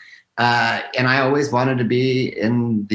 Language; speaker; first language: English; native; English